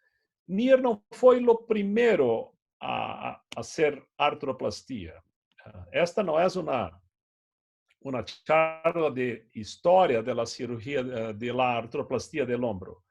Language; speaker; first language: Spanish; non-native, fluent; Portuguese